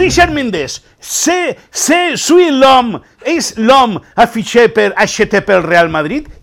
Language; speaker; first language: French; non-native, learner; Spanish